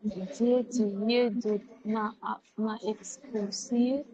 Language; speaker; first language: Russian; non-native, learner; Uzbek